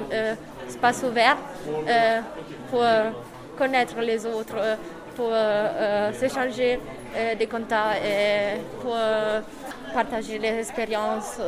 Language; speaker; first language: French; non-native, fluent; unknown